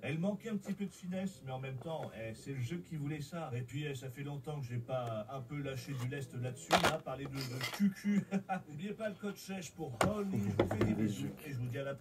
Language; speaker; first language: French; native; French